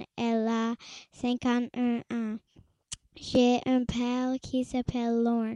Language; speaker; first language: French; non-native, learner; English